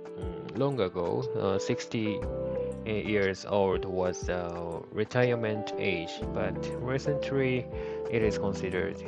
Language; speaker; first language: English; non-native, learner; Japanese